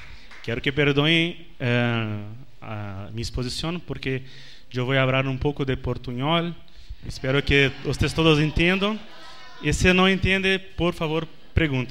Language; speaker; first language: Spanish; non-native, learner; Portuguese